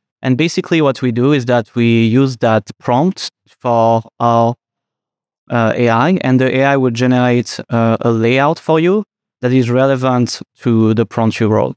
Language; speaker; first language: English; non-native, fluent; French